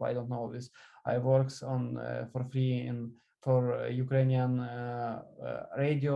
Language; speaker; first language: English; non-native, learner; Ukrainian